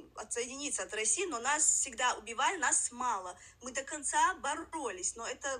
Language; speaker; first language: Russian; non-native, local second language; Chechen